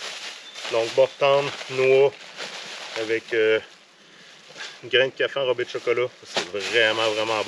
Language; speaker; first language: French; native; French